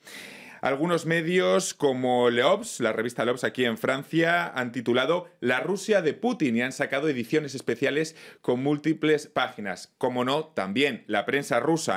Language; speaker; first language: Spanish; native; Spanish